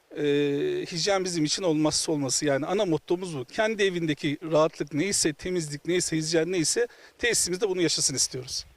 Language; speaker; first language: Turkish; native; Turkish